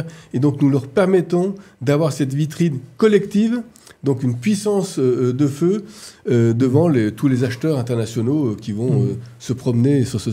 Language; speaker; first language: French; native; French